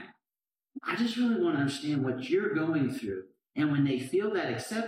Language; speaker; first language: English; native; English